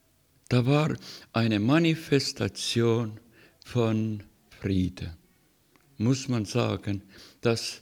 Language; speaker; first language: German; non-native, learner; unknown